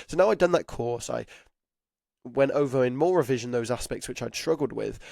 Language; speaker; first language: English; native; English